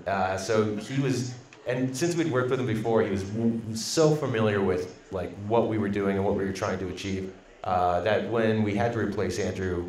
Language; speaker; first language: English; native; English